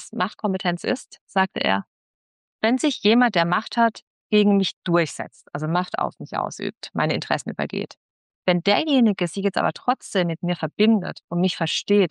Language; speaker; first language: German; native; German